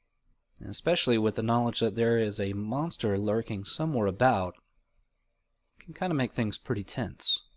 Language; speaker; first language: English; native; English